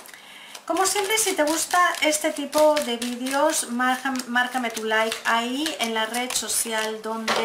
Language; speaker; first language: Spanish; native; Spanish